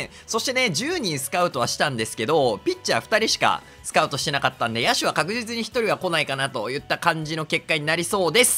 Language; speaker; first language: Japanese; native; Japanese